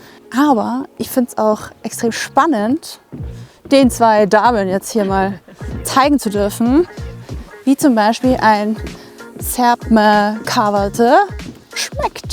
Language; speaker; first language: German; native; German